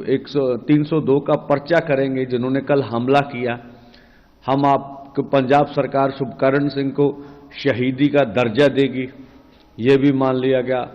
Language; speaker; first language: Hindi; non-native, local second language; Punjabi